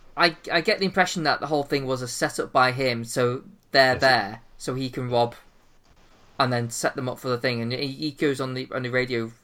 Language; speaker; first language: English; native; English